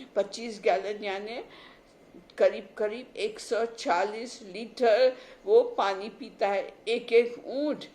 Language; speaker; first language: Hindi; non-native, local second language; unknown